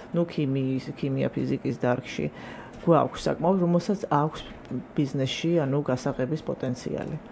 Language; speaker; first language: Georgian; native; Georgian